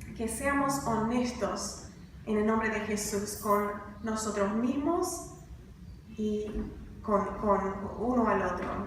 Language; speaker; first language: Spanish; non-native, fluent; English